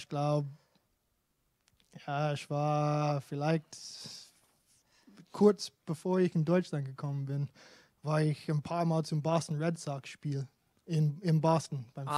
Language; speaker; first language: German; non-native, fluent; English